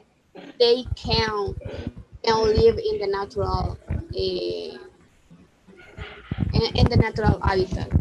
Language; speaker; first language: English; non-native, learner; Spanish